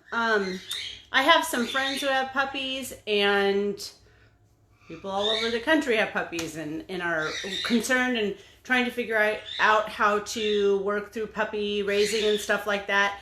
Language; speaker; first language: English; native; English